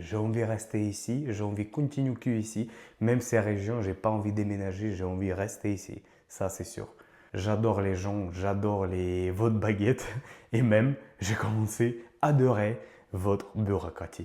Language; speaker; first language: French; non-native, learner; Ukrainian